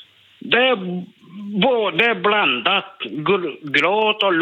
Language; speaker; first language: Swedish; non-native, learner; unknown